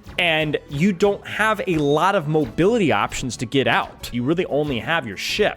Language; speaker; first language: English; native; English